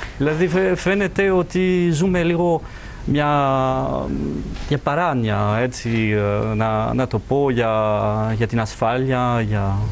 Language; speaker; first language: Greek; non-native, fluent; French